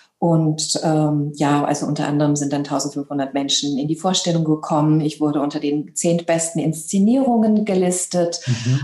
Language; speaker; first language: German; native; German